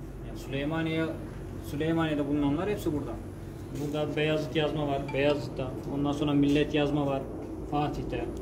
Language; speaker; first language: Turkish; native; Turkish